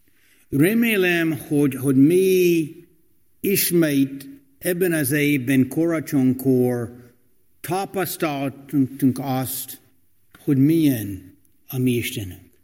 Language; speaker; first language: Hungarian; non-native, fluent; English